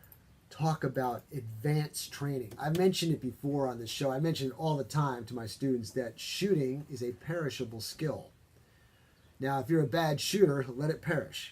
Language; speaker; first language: English; native; English